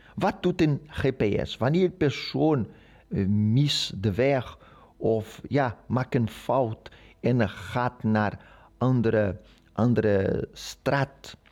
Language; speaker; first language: Dutch; non-native, learner; Portuguese